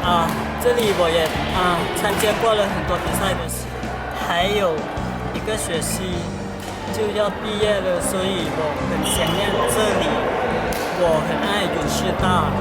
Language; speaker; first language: Chinese; non-native, fluent; Lao